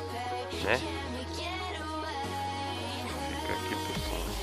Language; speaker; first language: Portuguese; native; Portuguese